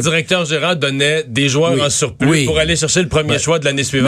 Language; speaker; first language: French; native; French